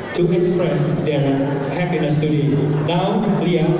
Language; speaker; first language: English; non-native, fluent; Indonesian